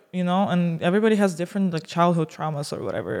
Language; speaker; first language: English; non-native, fluent; Russian